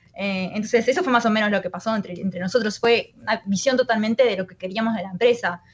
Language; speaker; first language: Spanish; native; Spanish